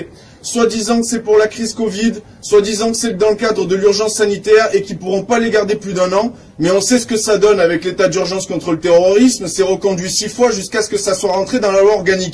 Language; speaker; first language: French; native; French